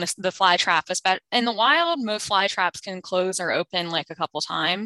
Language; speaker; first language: English; native; English